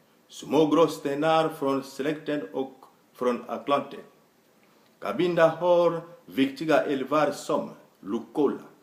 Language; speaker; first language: Swedish; non-native, fluent; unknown